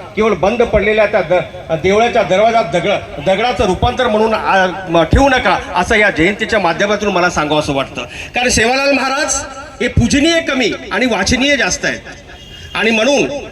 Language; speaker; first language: Marathi; non-native, local second language; Lambadi